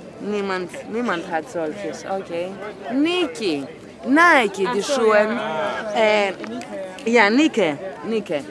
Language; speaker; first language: German; non-native, fluent; Greek